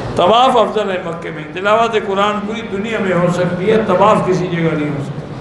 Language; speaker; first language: Urdu; native; Urdu